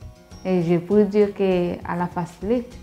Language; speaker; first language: French; non-native, learner; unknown